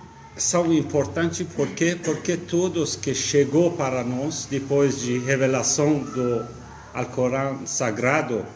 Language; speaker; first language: Portuguese; non-native, fluent; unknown